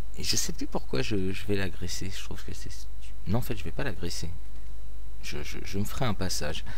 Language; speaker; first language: French; native; French